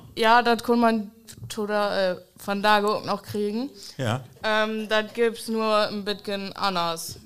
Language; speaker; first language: German; native; German